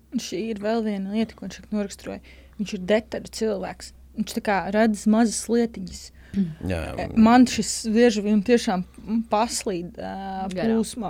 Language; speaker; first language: Latvian; native; Latvian